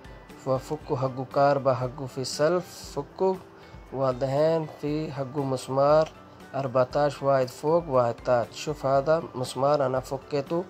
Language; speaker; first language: Arabic; non-native, learner; Urdu